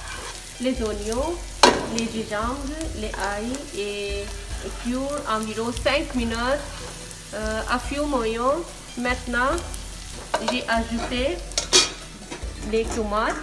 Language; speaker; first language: French; non-native, learner; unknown